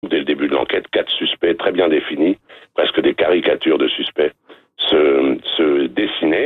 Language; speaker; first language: French; native; French